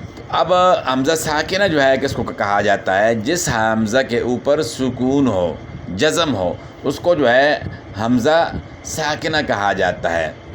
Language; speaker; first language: Urdu; native; Urdu